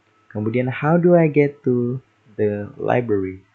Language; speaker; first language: English; non-native, fluent; Indonesian